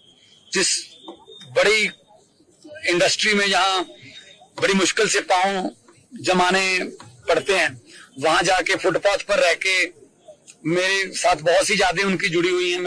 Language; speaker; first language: Hindi; non-native, local second language; Punjabi